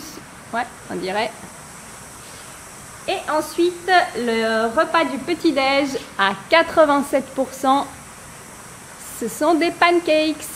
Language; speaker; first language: French; native; French